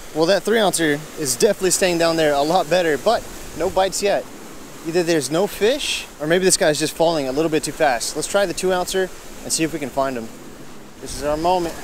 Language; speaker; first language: English; native; English